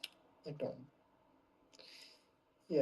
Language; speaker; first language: English; non-native, learner; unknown